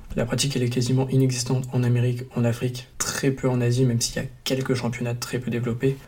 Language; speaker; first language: French; native; French